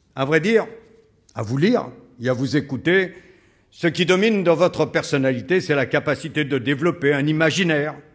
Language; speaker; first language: French; native; French